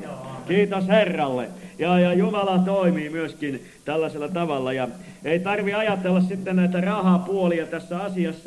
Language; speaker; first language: Finnish; native; Finnish